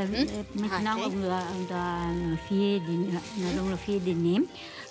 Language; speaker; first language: French; non-native, learner; Vietnamese